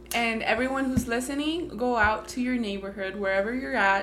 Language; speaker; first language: English; early bilingual, other home language; Spanish